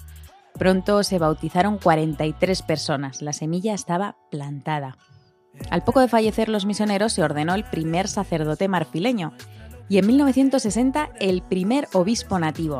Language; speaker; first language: Spanish; native; Spanish